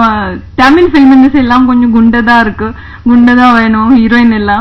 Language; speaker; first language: Tamil; non-native, learner; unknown